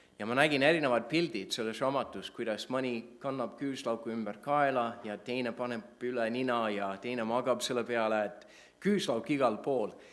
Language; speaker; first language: Estonian; non-native, fluent; English